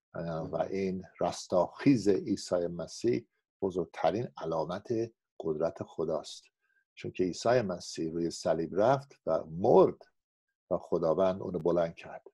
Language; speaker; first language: Persian; non-native, fluent; English